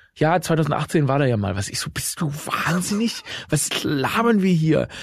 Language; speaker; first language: German; native; German